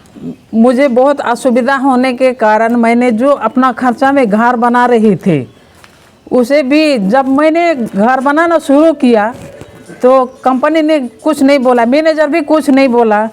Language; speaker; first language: Hindi; non-native, local second language; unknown